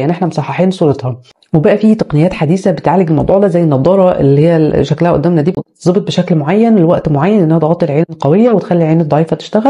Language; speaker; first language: Arabic; native; Arabic